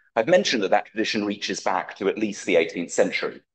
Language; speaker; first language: English; native; English